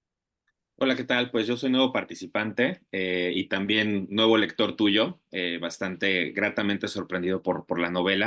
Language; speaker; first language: Spanish; native; Spanish